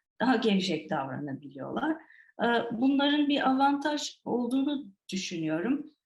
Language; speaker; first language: Turkish; non-native, fluent; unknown